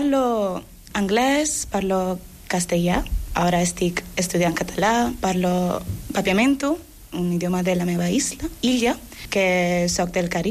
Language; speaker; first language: Catalan; non-native, learner; Papiamento